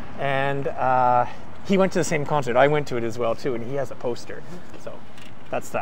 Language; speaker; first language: English; native; English